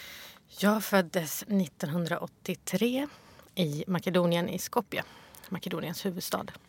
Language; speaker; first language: Swedish; early bilingual, other home language; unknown